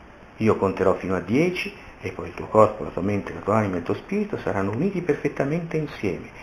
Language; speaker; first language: Italian; native; Italian